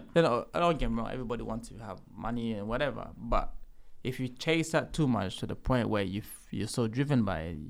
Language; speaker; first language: English; early bilingual, other home language; Lingala